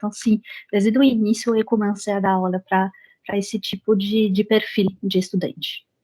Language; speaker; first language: Portuguese; non-native, fluent; French